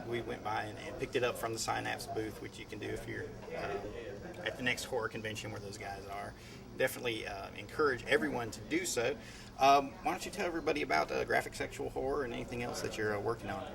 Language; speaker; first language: English; native; English